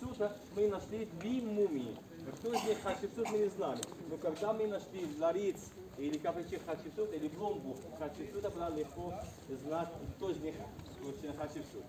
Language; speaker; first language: Russian; non-native, learner; Arabic